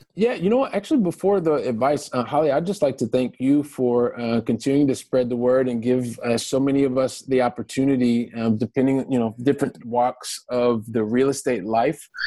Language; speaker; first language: English; native; English